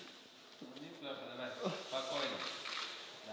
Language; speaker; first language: Russian; non-native, learner; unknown